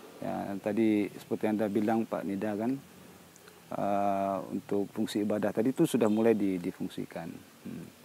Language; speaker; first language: Indonesian; non-native, local second language; Minangkabau